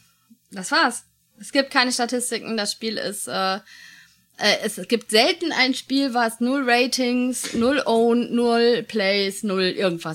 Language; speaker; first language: German; native; German